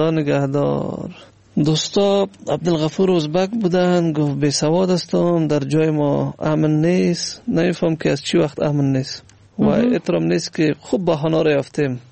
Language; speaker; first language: Persian; native; Persian